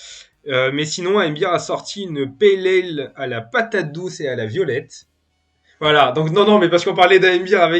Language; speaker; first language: French; native; French